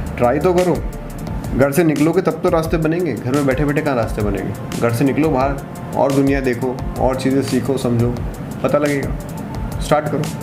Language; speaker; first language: Hindi; native; Hindi